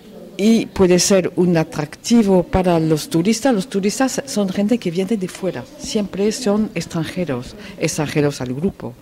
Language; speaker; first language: Spanish; non-native, fluent; French